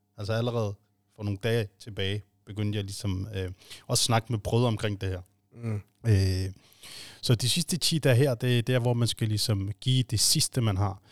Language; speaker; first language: Danish; non-native, fluent; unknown